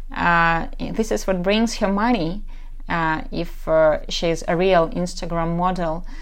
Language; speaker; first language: English; non-native, fluent; Ukrainian